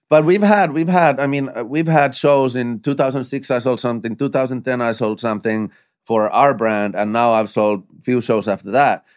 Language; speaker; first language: English; non-native, fluent; Finnish